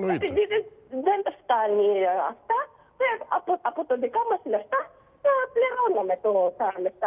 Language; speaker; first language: Greek; non-native, learner; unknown